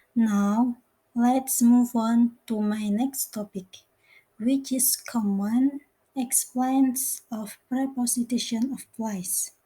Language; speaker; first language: English; non-native, learner; Indonesian